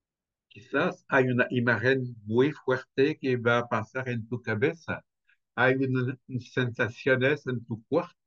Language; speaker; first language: Spanish; non-native, fluent; French